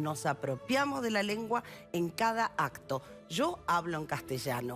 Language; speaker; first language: Spanish; native; Spanish